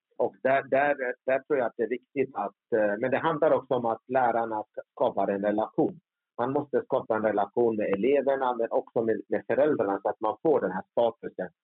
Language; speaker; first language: Swedish; early bilingual, other home language; Turoyo